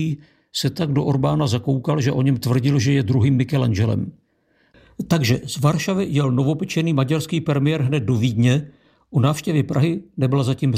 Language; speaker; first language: Czech; non-native, fluent; Serbian